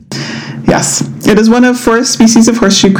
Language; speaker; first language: English; native; English